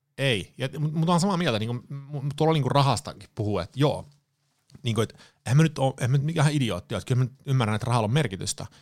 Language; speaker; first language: Finnish; early bilingual, heritage; Finnish